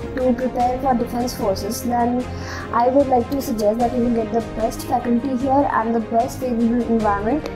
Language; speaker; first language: English; non-native, local second language; Hindi